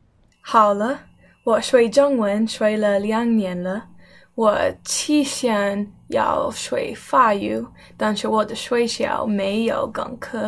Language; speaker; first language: Chinese; non-native, learner; English